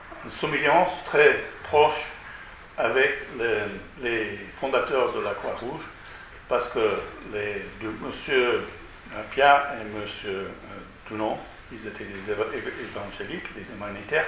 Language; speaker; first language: French; non-native, fluent; Italian